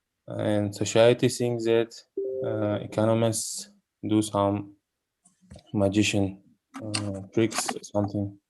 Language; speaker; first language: English; non-native, learner; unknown